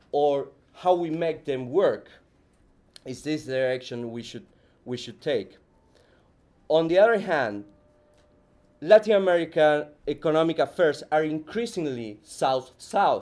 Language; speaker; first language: English; non-native, fluent; Spanish